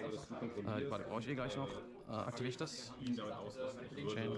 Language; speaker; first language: German; native; German